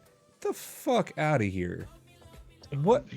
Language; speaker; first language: English; native; English